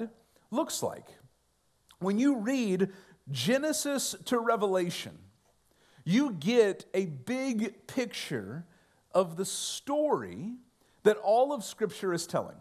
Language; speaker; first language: English; native; English